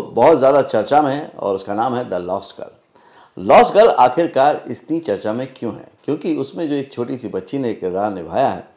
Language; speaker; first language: Hindi; native; Hindi